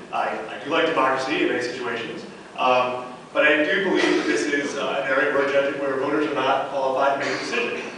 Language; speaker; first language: English; native; English